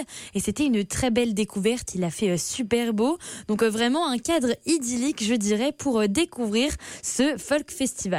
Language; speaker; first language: French; native; French